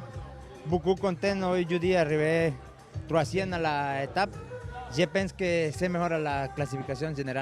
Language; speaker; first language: French; non-native, learner; Spanish